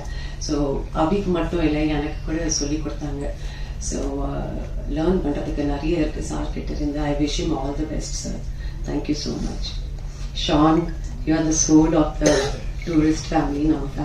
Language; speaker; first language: Tamil; non-native, fluent; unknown